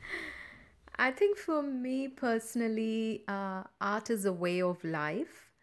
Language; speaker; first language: English; non-native, local second language; Tamil